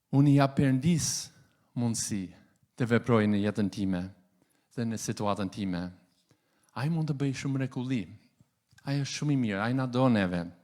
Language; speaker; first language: Albanian; non-native, fluent; English